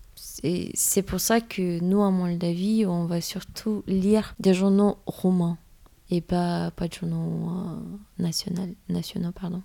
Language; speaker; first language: French; non-native, fluent; Romanian